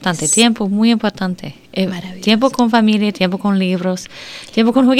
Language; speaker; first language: Spanish; non-native, learner; English